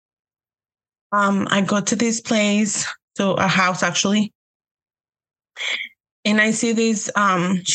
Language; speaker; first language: English; early bilingual, other home language; Spanish